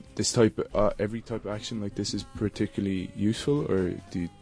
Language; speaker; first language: English; native; English